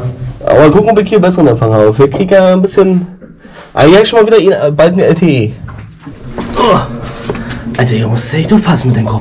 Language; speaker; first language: German; native; German